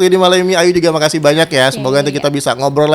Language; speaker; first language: Indonesian; native; Indonesian